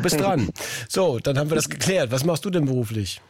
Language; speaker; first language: German; native; German